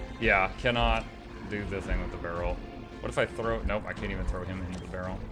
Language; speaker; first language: English; native; English